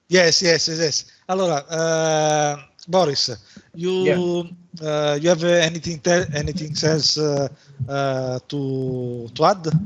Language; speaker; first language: English; non-native, learner; Italian